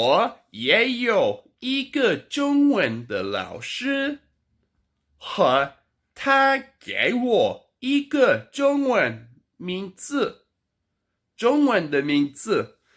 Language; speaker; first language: Chinese; non-native, learner; French